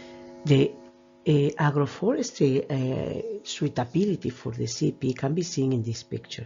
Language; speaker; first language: English; non-native, fluent; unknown